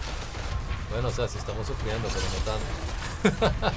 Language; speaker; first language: Spanish; native; Spanish